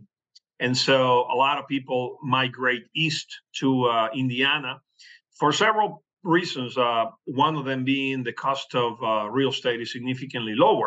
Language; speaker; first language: English; non-native, fluent; Spanish